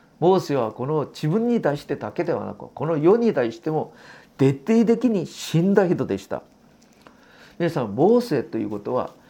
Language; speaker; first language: Japanese; non-native, fluent; Korean